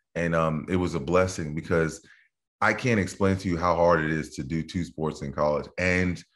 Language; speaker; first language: English; native; English